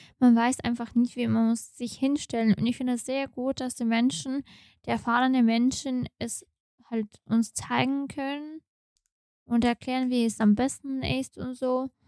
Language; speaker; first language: German; non-native, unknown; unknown